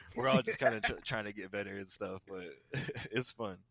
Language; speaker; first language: English; native; English